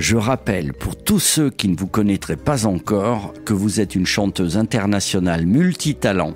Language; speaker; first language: French; native; French